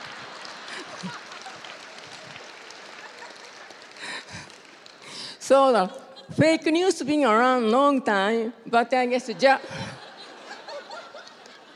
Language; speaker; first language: English; non-native, fluent; Japanese